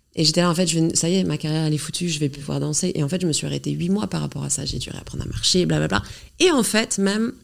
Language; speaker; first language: French; native; French